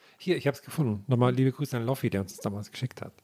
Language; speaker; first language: German; native; German